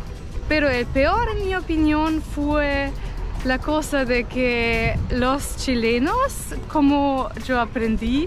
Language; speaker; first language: Spanish; non-native, fluent; German